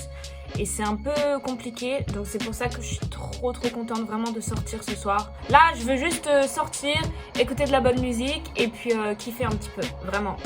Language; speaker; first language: French; native; French